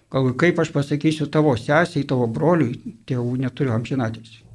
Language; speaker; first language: Lithuanian; native; Lithuanian